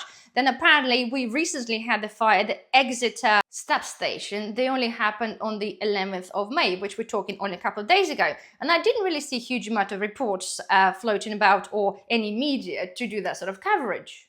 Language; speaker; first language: English; non-native, fluent; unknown